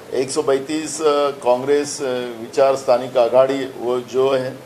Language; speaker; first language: Hindi; non-native, local second language; Marathi